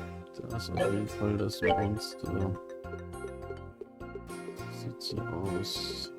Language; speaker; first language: German; native; German